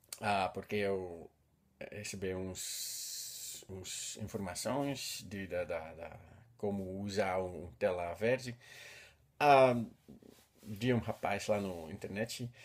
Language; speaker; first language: Portuguese; non-native, learner; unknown